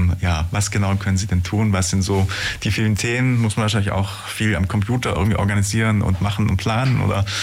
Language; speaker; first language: German; native; German